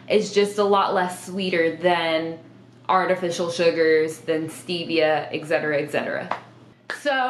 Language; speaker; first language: English; native; English